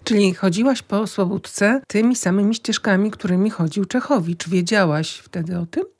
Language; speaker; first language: Polish; native; Polish